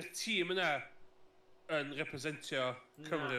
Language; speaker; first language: Welsh; native; Welsh